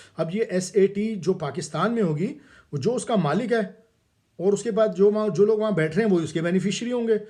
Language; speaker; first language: Urdu; native; Urdu